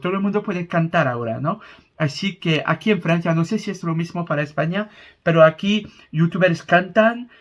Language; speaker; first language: Spanish; non-native, fluent; French